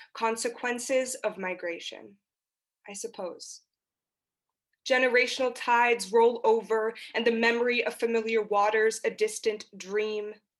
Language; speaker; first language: English; early bilingual, other home language; Portuguese